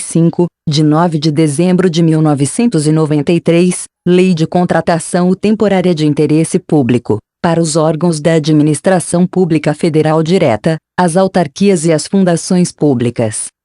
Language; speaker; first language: Portuguese; native; Portuguese